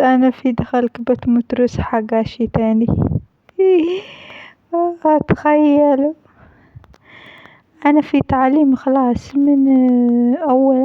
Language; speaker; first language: Arabic; non-native, learner; Amharic